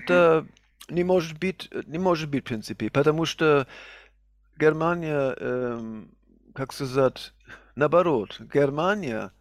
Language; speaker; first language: Russian; non-native, fluent; German